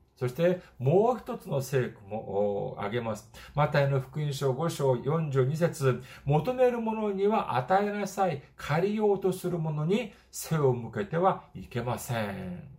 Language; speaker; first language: Japanese; non-native, fluent; Korean